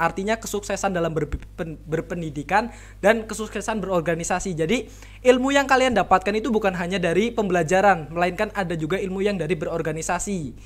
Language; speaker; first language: Indonesian; native; Indonesian